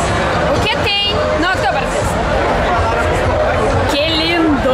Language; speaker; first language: Portuguese; non-native, fluent; Russian